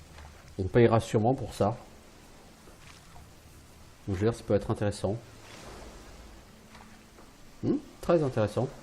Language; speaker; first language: French; native; French